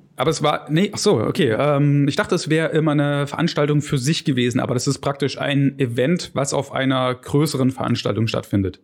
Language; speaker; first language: German; native; German